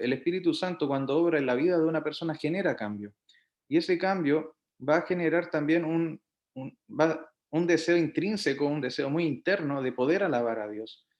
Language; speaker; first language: Spanish; native; Spanish